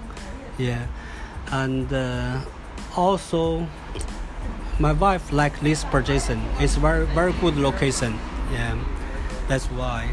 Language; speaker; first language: English; non-native, fluent; Chinese